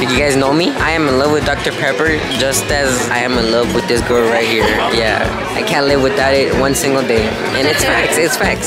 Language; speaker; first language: English; early bilingual, other home language; Spanish